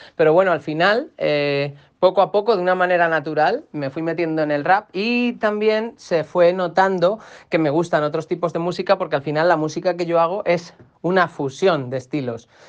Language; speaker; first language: Spanish; native; Spanish